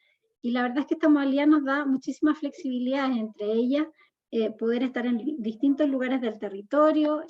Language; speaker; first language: Spanish; native; Spanish